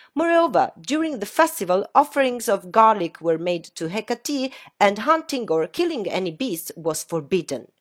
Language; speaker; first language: English; non-native, fluent; Italian